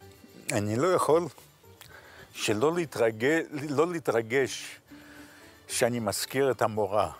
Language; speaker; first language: Hebrew; non-native, fluent; Yiddish